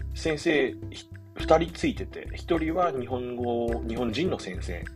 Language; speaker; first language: Japanese; early bilingual, other home language; Chinese